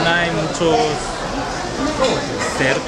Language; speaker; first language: Spanish; non-native, fluent; Korean